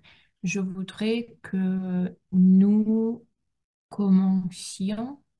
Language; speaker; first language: French; non-native, learner; Russian